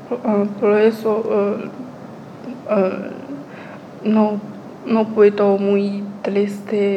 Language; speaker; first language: Spanish; non-native, learner; Chinese